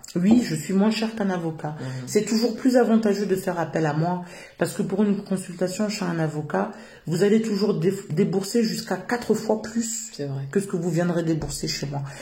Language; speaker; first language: French; native; French